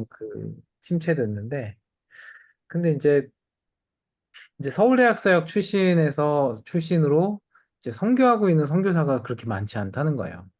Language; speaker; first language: Korean; native; Korean